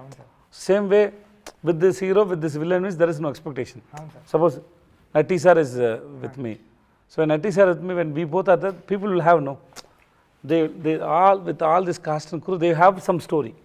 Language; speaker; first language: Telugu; non-native, learner; Tamil